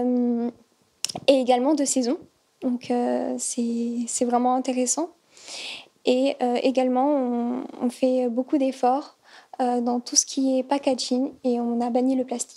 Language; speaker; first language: French; native; French